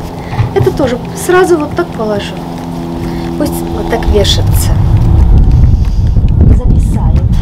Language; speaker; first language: Russian; non-native, fluent; Armenian